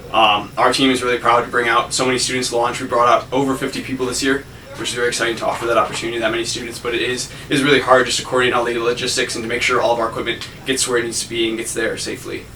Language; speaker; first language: English; native; English